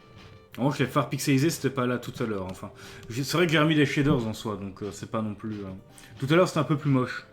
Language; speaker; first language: French; native; French